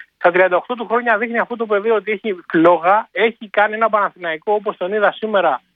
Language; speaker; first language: Greek; native; Greek